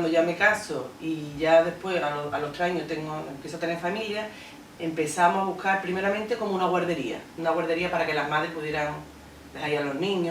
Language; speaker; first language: Spanish; native; Spanish